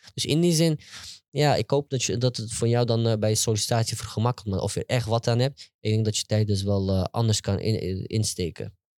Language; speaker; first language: Dutch; early bilingual, heritage; Turkish